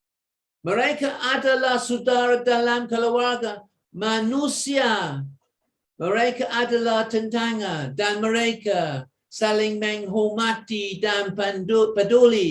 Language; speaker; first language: Indonesian; non-native, fluent; English